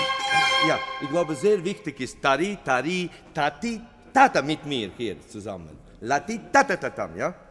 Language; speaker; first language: German; non-native, fluent; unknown